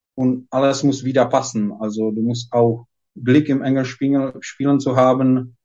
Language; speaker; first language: German; non-native, fluent; Czech